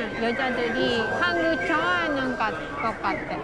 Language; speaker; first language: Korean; non-native, learner; Japanese